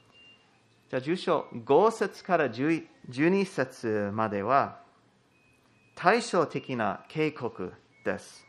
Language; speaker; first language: Japanese; non-native, fluent; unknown